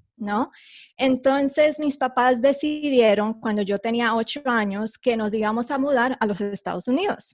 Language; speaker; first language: Spanish; early bilingual, heritage; Spanish